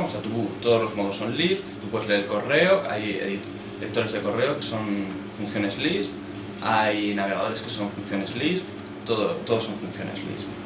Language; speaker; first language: Spanish; native; Spanish